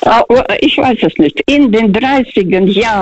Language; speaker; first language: German; non-native, fluent; Russian